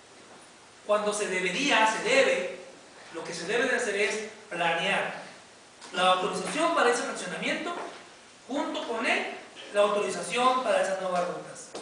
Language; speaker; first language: Spanish; native; Spanish